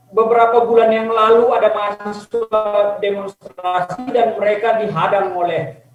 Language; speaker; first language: Indonesian; native; Indonesian